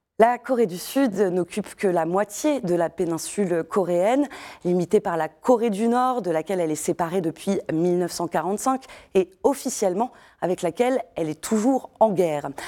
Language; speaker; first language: French; native; French